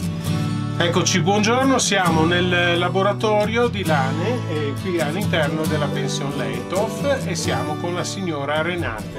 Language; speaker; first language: Italian; native; Italian